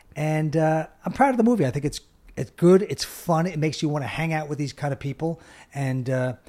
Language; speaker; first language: English; native; English